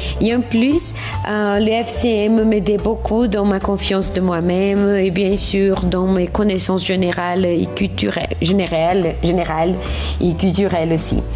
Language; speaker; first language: French; non-native, fluent; Portuguese